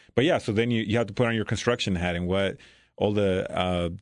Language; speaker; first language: English; early bilingual, other home language; Spanish